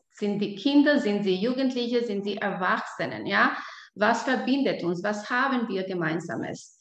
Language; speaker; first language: German; non-native, fluent; Albanian